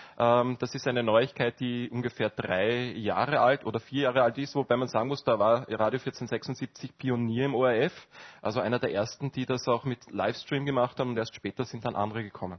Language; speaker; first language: German; native; German